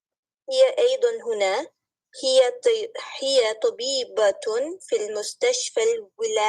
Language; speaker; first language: Arabic; non-native, learner; English